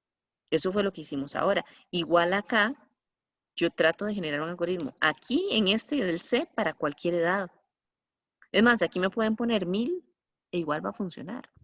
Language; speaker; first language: Spanish; native; Spanish